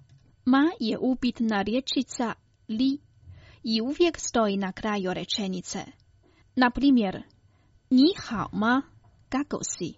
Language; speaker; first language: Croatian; non-native, fluent; Chinese